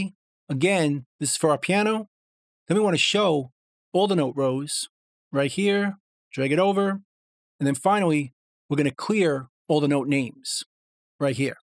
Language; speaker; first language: English; native; English